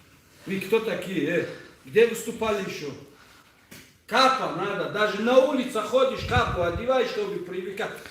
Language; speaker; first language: Russian; native; Russian